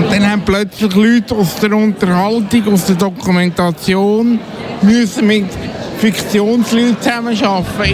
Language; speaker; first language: German; native; German